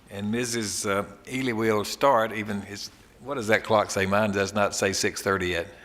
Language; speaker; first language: English; native; English